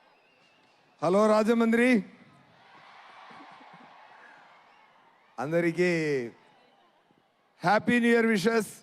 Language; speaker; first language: Telugu; non-native, learner; Tamil